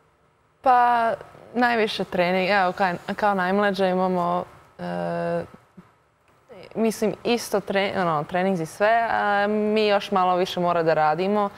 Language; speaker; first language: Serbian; early bilingual, heritage; Serbian